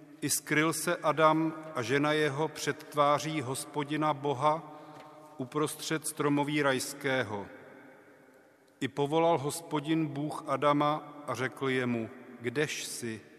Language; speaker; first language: Czech; native; Czech